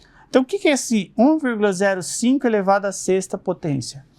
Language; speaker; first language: Portuguese; native; Portuguese